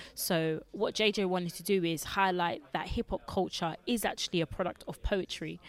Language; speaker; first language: English; early bilingual, other home language; Lingala